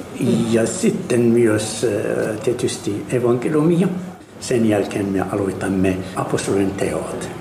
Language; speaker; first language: Finnish; non-native, fluent; Arabic